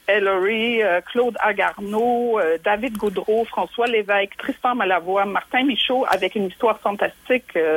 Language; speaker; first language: French; non-native, fluent; German